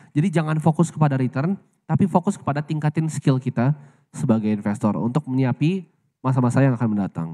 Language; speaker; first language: Indonesian; native; Indonesian